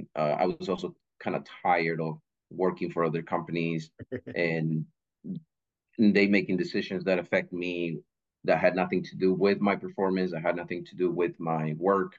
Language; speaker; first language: English; non-native, fluent; Spanish